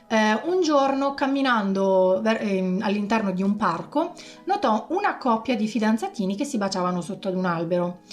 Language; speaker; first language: Italian; native; Italian